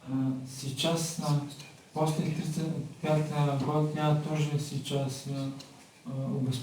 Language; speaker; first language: Russian; non-native, learner; Bulgarian